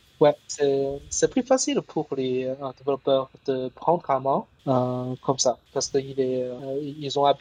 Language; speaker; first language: French; non-native, learner; Chinese